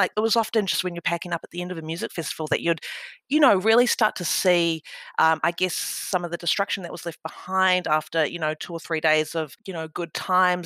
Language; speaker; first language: English; native; English